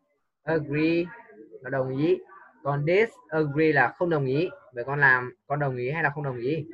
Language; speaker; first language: Vietnamese; native; Vietnamese